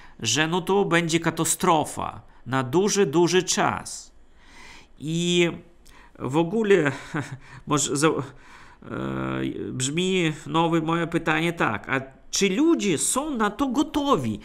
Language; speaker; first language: Polish; non-native, fluent; Russian